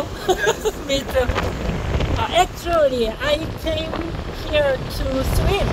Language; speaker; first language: English; non-native, learner; Korean